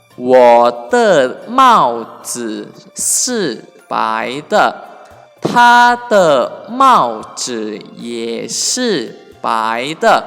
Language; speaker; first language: Chinese; non-native, fluent; Indonesian